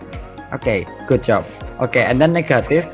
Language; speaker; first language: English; non-native, fluent; Indonesian